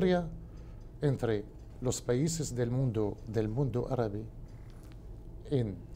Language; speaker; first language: Spanish; non-native, learner; Arabic